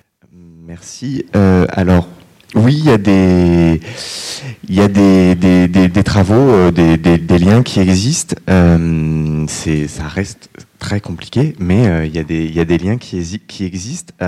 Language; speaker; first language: French; native; French